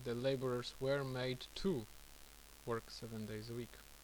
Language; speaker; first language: English; non-native, fluent; Polish